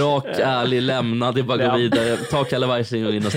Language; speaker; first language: Swedish; native; Swedish